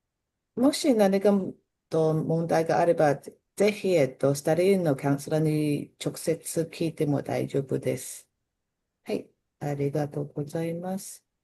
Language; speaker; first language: Japanese; non-native, fluent; Chinese